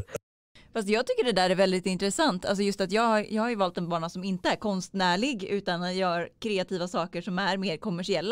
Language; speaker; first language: Swedish; native; Swedish